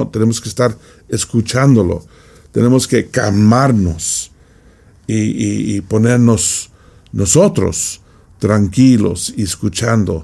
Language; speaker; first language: Spanish; non-native, fluent; English